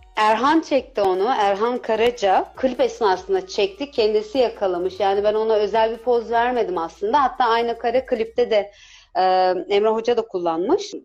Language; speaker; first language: Turkish; early bilingual, heritage; Turkish